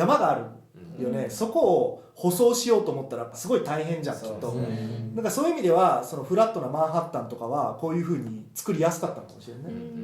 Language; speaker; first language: Japanese; native; Japanese